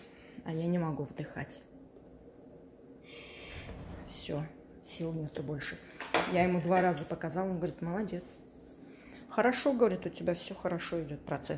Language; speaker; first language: Russian; native; Russian